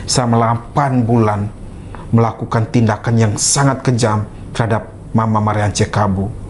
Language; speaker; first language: Indonesian; native; Indonesian